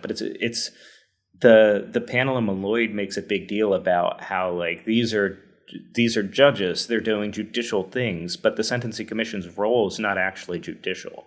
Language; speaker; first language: English; native; English